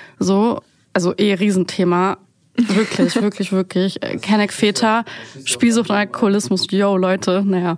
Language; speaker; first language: German; early bilingual, other home language; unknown